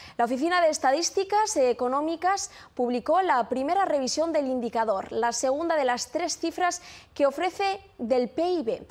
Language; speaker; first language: Spanish; non-native, fluent; Arabic